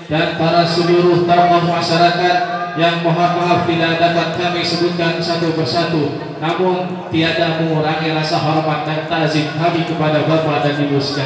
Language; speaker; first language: Indonesian; native; Indonesian